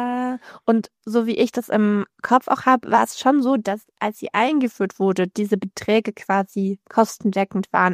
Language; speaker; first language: German; native; German